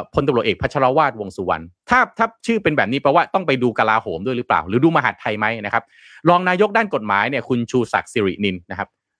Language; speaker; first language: Thai; non-native, local second language; Lao